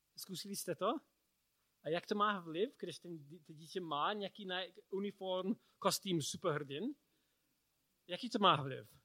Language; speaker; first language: Czech; non-native, learner; English